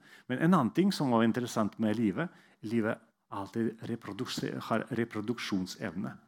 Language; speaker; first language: Norwegian; non-native, fluent; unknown